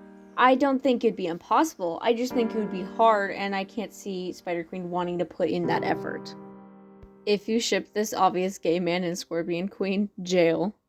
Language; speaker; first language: English; native; English